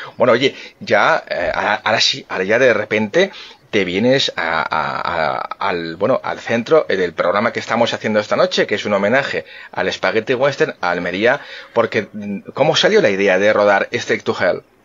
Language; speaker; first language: Spanish; native; Spanish